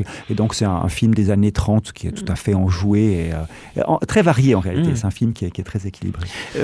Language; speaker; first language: French; native; French